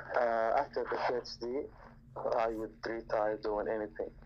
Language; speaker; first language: English; non-native, fluent; Arabic